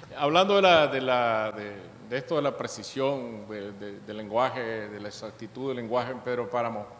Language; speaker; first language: Spanish; native; Spanish